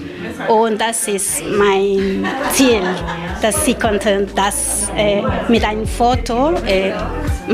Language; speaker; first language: German; non-native, learner; Spanish